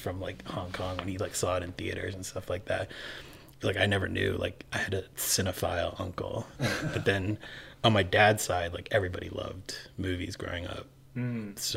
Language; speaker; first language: English; early bilingual, other home language; Cantonese